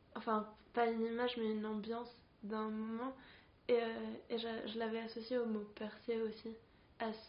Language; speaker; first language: French; non-native, fluent; Spanish